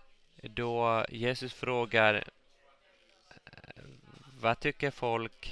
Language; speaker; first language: Swedish; non-native, local second language; Finnish